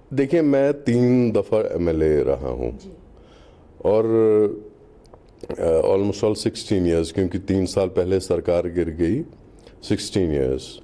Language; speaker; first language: Hindi; non-native, local second language; Kashmiri